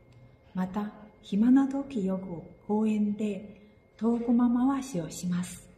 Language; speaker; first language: Japanese; non-native, fluent; Chinese